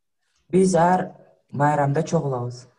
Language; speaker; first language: Kyrgyz; non-native, local second language; Russian